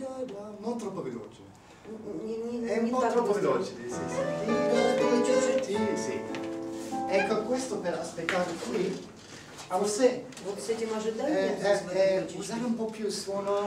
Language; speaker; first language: Italian; non-native, learner; German